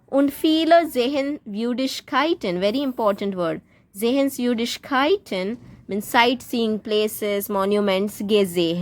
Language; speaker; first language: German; non-native, learner; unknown